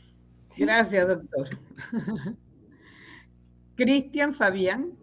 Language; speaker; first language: Spanish; native; Spanish